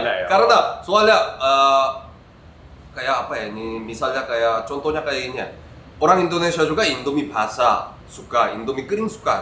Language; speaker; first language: Indonesian; non-native, learner; Korean